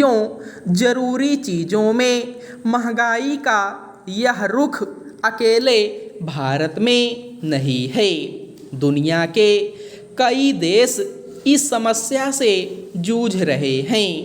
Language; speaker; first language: Hindi; native; Hindi